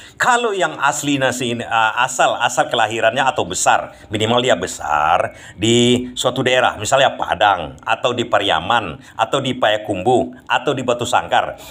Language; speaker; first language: Indonesian; non-native, local second language; Minangkabau